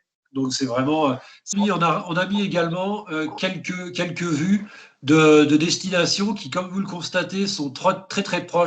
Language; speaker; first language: French; native; French